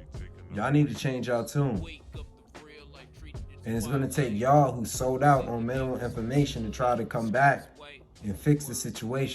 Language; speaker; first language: English; native; English